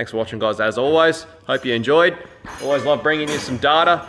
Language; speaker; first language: English; native; English